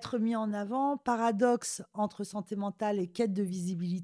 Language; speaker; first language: French; native; French